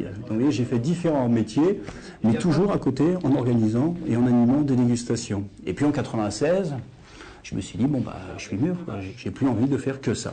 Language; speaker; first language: French; native; French